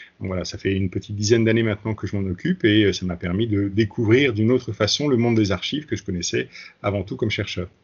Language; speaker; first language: French; native; French